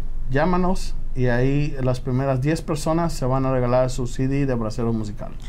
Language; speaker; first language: Spanish; native; Spanish